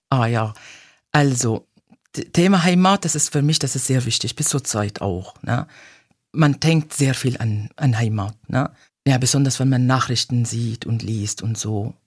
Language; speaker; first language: German; non-native, fluent; Arabic